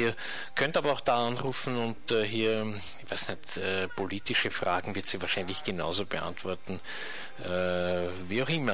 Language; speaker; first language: German; native; German